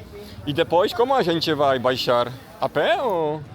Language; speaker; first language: Portuguese; non-native, learner; Polish